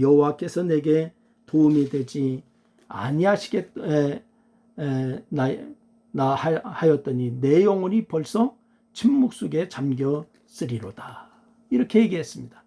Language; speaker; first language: Korean; native; Korean